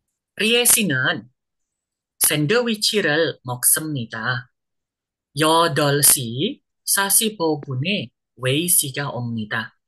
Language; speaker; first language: Korean; non-native, fluent; Indonesian